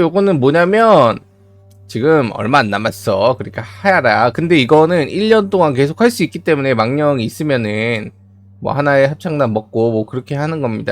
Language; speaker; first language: Korean; native; Korean